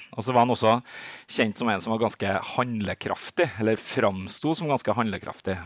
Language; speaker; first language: Norwegian; native; Norwegian